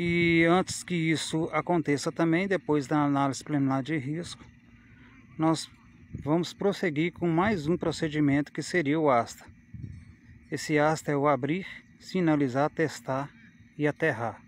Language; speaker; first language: Portuguese; native; Portuguese